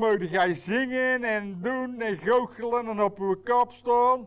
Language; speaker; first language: Dutch; native; Dutch